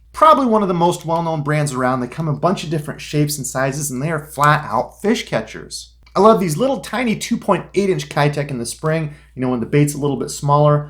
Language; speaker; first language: English; native; English